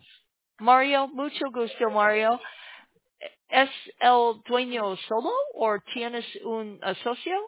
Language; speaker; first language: Spanish; non-native, learner; English